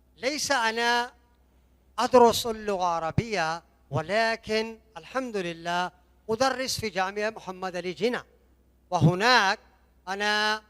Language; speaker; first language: Arabic; non-native, learner; Urdu